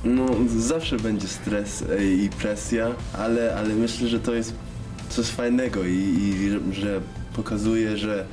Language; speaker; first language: Polish; early bilingual, heritage; English